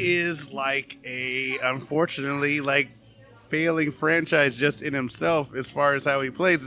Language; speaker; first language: English; native; English